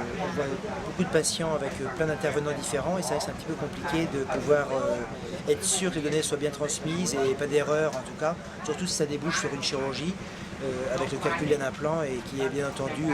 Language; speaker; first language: French; native; French